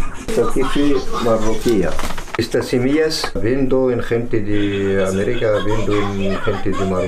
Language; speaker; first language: Spanish; non-native, learner; Arabic